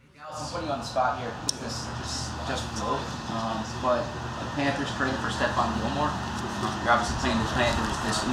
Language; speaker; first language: English; native; English